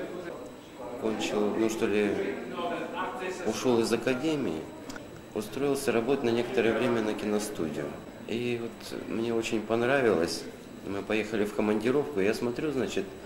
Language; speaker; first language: Russian; native; Russian